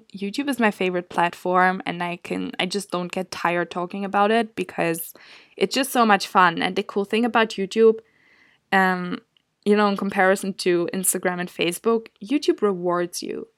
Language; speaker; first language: English; non-native, fluent; German